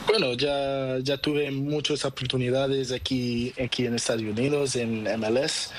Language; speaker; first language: Spanish; non-native, learner; Portuguese